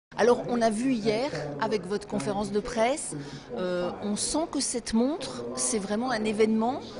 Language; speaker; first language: French; native; French